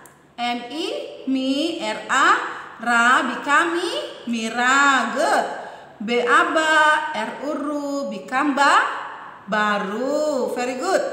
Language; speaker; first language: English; non-native, learner; Indonesian